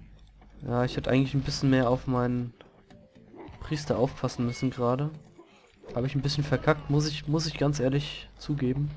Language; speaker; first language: German; native; German